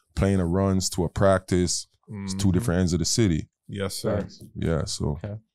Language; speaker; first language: English; native; English